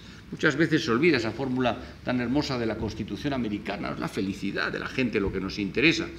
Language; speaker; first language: Spanish; native; Spanish